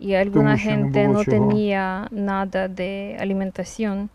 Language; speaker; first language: Spanish; non-native, learner; Ukrainian